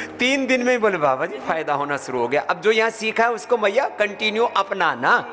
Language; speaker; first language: Hindi; native; Hindi